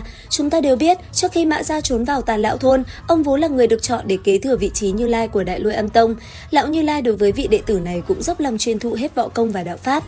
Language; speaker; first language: Vietnamese; native; Vietnamese